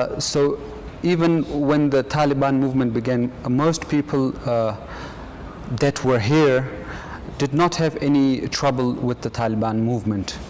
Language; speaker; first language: English; non-native, fluent; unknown